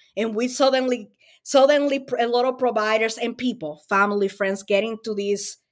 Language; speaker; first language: English; non-native, fluent; Spanish